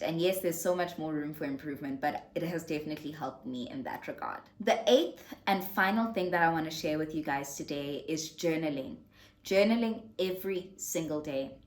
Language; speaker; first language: English; non-native, local second language; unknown